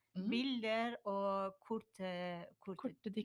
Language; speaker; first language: Norwegian; non-native, learner; Persian